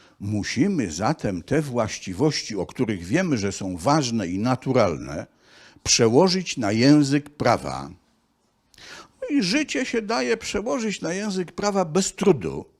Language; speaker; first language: Polish; native; Polish